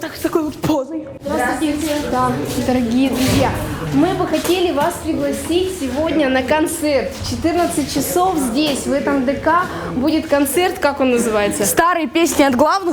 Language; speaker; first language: Russian; native; Russian